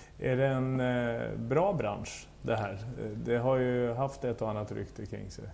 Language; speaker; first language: Swedish; native; Swedish